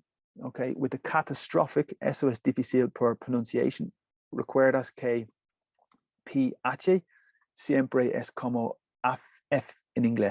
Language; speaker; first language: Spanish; non-native, learner; English